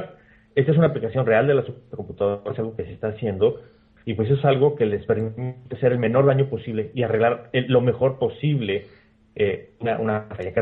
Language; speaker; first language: Spanish; native; Spanish